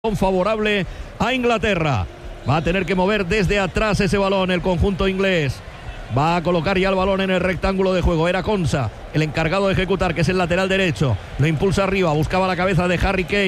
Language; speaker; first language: Spanish; native; Spanish